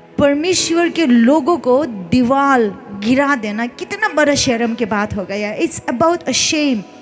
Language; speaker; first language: Hindi; non-native, local second language; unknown